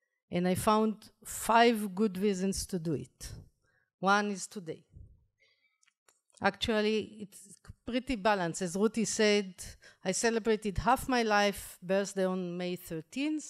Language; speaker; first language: English; non-native, fluent; Hebrew